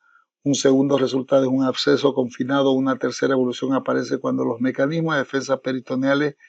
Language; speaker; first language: Spanish; native; Spanish